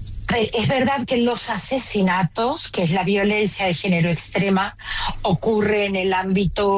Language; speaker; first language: Spanish; native; Spanish